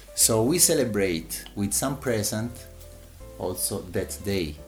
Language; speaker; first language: English; non-native, learner; Italian